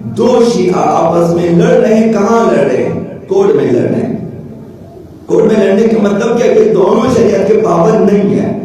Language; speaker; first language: Urdu; non-native, local second language; Balti